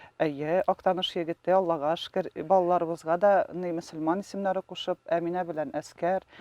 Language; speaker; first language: Tatar; non-native, local second language; Russian